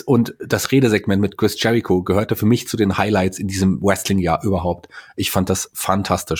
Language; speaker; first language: German; native; German